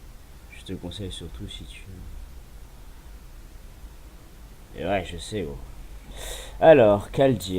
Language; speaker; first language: French; native; French